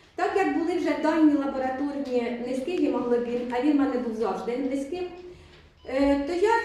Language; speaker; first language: Ukrainian; non-native, local second language; Russian